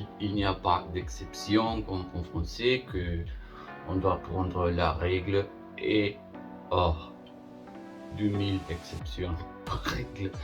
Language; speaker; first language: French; non-native, learner; Spanish